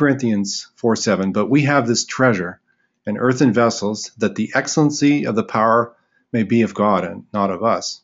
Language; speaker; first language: English; native; English